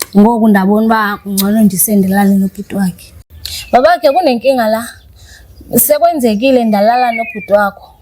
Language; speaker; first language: Zulu; non-native, local second language; Xhosa